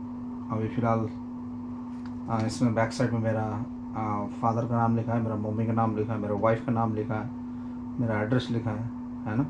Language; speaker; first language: Hindi; non-native, local second language; Bangla